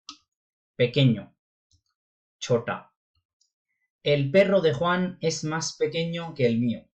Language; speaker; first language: Spanish; non-native, fluent; Urdu